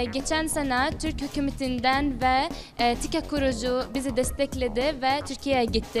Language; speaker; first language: Turkish; non-native, learner; Arabic